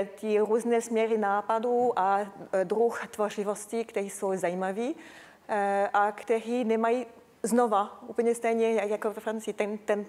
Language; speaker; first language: Czech; non-native, learner; French